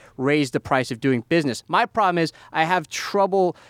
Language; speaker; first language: English; early bilingual, other home language; Spanish